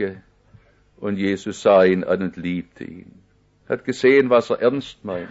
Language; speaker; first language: German; native; German